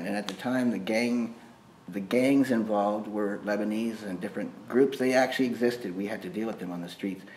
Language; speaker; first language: English; native; English